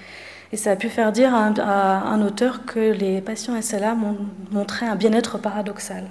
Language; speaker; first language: French; native; French